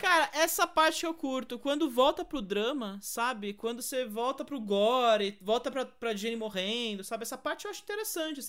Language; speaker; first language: Portuguese; native; Portuguese